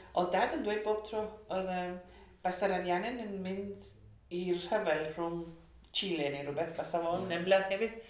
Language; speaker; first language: Welsh; early bilingual, heritage; Welsh